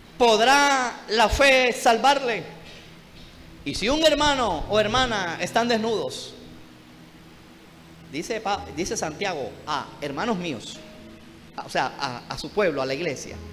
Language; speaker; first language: Spanish; native; Spanish